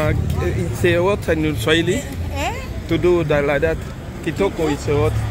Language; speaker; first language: English; non-native, learner; Lingala